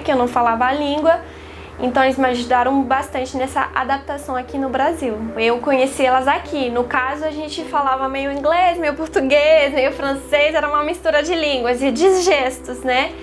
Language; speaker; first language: Portuguese; non-native, fluent; French